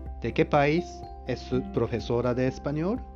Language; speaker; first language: Spanish; non-native, fluent; Japanese